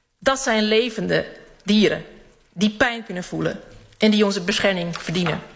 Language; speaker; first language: Dutch; early bilingual, other home language; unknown